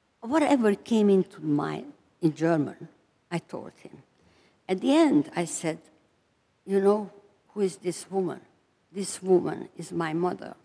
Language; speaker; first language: English; non-native, fluent; Hungarian